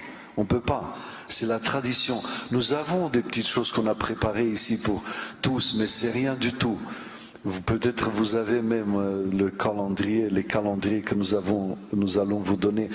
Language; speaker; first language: French; non-native, fluent; Romanian